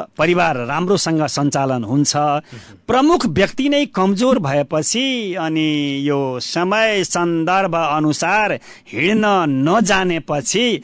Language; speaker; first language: Nepali; non-native, local second language; Bhojpuri